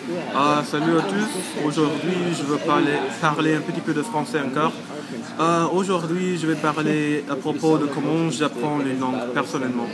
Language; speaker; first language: French; non-native, learner; English